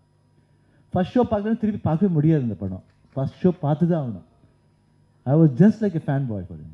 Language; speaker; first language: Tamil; non-native, local second language; Kannada